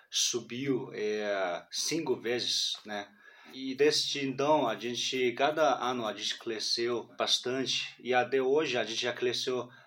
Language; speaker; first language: Portuguese; non-native, fluent; Chinese